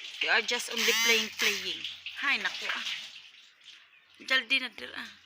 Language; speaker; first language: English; non-native, learner; Hiligaynon